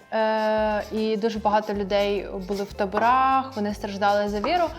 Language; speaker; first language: Ukrainian; non-native, local second language; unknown